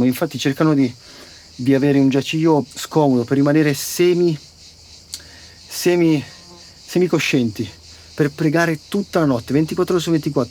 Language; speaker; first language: Italian; native; Italian